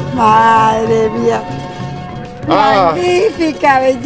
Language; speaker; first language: Spanish; native; Spanish